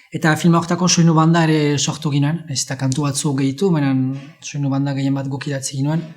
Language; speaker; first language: Basque; native; Basque